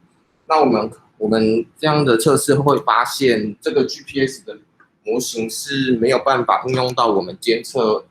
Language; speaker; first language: Chinese; native; Chinese